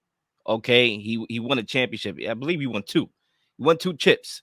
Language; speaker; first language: English; native; English